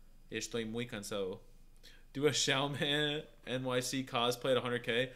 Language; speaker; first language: Spanish; non-native, learner; English